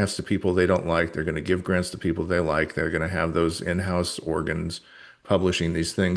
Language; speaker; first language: English; native; English